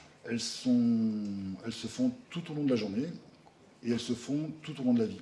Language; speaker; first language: French; native; French